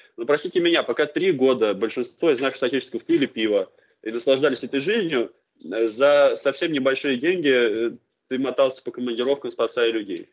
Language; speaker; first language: Russian; native; Russian